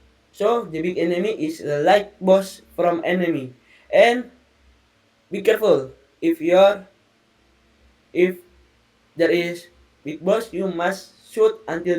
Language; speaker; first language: English; non-native, learner; Indonesian